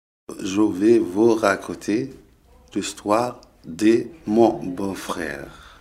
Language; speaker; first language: French; non-native, learner; Arabic